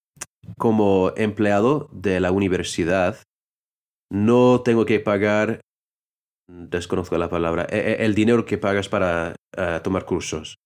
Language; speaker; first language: Spanish; non-native, fluent; English